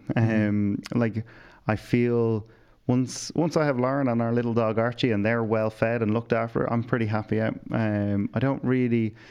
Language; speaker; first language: English; native; English